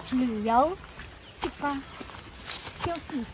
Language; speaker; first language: Chinese; non-native, learner; Vietnamese